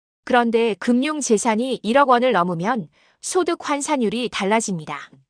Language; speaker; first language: Korean; native; Korean